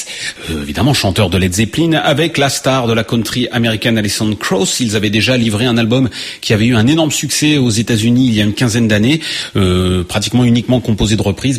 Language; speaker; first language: French; native; French